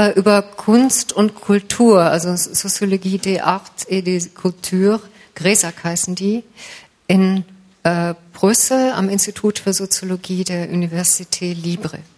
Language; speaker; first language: German; native; German